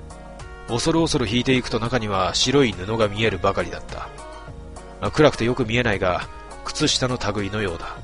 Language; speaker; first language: Japanese; native; Japanese